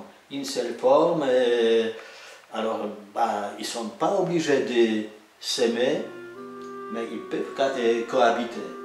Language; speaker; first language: French; non-native, fluent; Polish